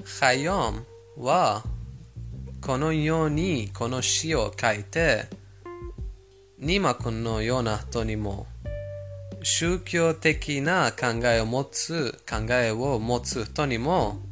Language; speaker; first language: Japanese; non-native, fluent; Persian